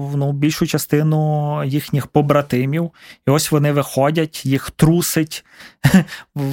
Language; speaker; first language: Ukrainian; native; Ukrainian